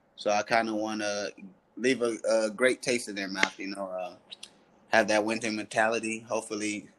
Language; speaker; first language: English; early bilingual, other home language; French